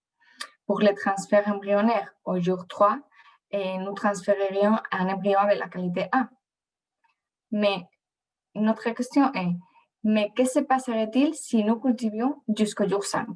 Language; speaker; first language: French; non-native, fluent; Spanish